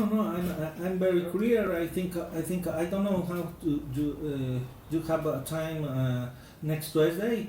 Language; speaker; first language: English; non-native, learner; Spanish